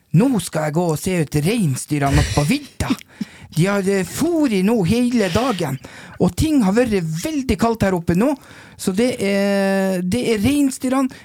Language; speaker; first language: Norwegian; native; Norwegian